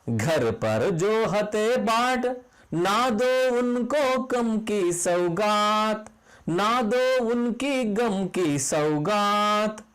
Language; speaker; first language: Hindi; non-native, local second language; Kannada